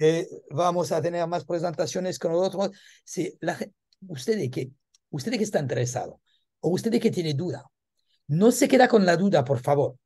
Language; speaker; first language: Spanish; non-native, learner; French